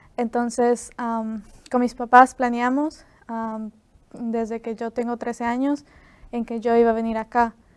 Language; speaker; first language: Spanish; native; Spanish